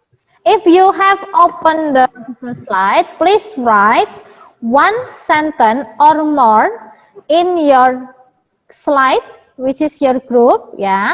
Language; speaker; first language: English; non-native, fluent; Indonesian